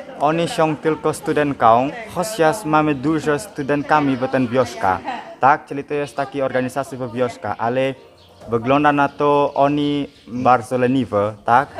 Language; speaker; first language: Polish; non-native, learner; Balinese